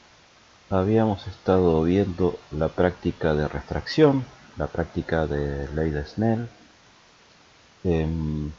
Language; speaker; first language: Spanish; native; Spanish